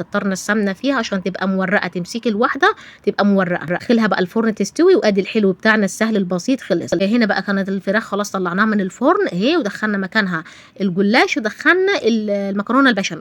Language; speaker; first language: Arabic; native; Arabic